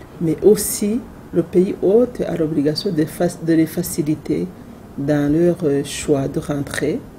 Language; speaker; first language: French; non-native, local second language; Kinyarwanda